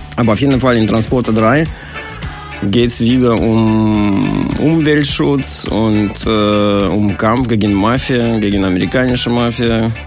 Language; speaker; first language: German; non-native, fluent; Russian